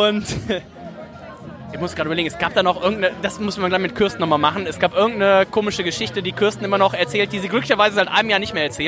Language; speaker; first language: German; native; German